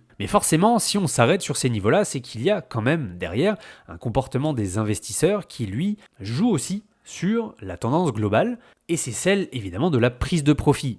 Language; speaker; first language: French; native; French